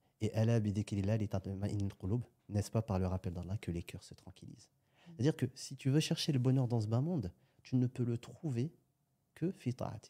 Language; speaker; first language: French; native; French